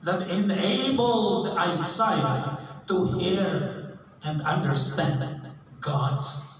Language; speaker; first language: English; non-native, local second language; Filipino